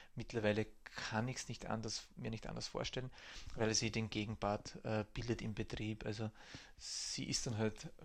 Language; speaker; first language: German; native; German